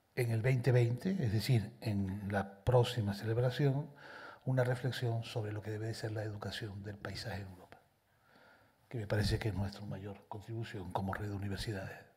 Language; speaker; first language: Spanish; native; Spanish